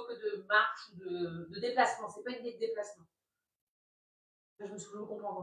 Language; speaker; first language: French; native; French